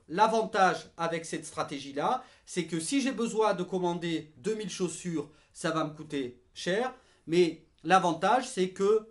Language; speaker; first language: French; native; French